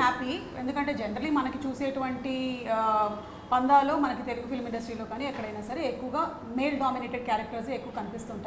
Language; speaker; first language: Telugu; native; Telugu